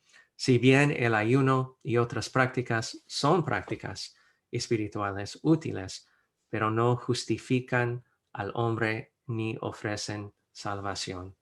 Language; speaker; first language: Spanish; non-native, fluent; English